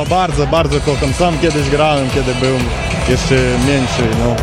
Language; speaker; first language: Polish; non-native, learner; Ukrainian